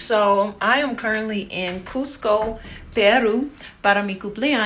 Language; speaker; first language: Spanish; non-native, learner; English